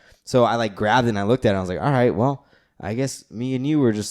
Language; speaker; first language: English; native; English